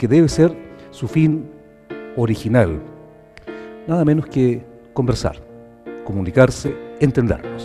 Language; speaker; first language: Spanish; native; Spanish